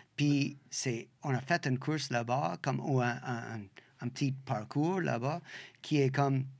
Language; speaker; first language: French; non-native, fluent; English